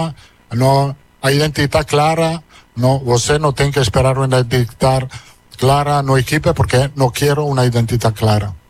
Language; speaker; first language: Portuguese; non-native, learner; Italian